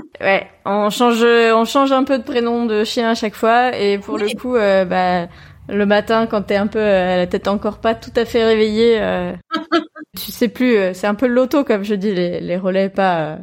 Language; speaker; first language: French; native; French